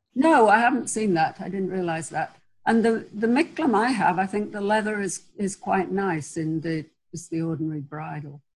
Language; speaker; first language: English; native; English